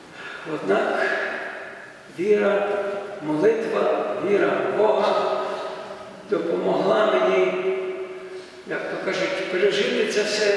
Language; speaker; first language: Ukrainian; native; Ukrainian